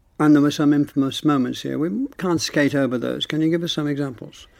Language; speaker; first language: English; native; English